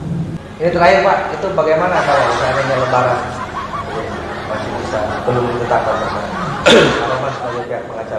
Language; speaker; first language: Indonesian; native; Indonesian